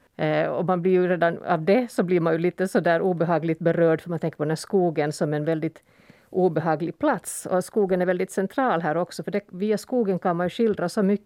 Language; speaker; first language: Swedish; native; Swedish